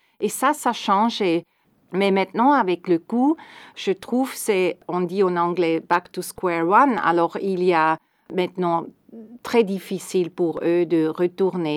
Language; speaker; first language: French; non-native, fluent; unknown